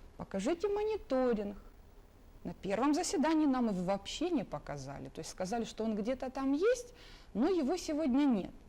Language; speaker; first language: Russian; native; Russian